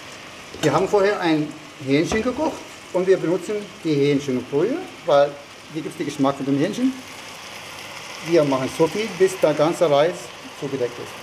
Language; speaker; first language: German; non-native, fluent; Arabic